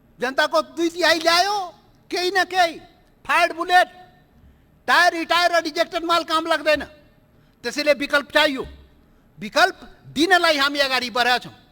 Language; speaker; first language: Nepali; non-native, local second language; Maithili